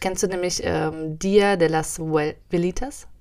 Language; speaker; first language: German; native; German